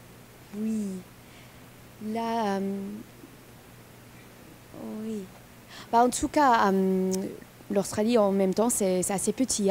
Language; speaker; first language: French; non-native, fluent; English